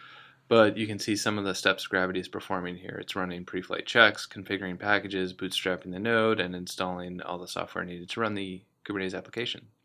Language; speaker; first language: English; native; English